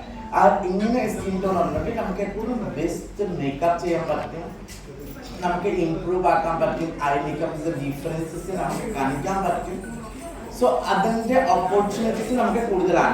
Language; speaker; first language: Malayalam; non-native, local second language; Assamese